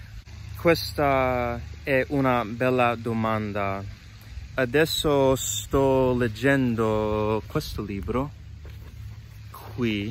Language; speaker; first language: Italian; non-native, learner; English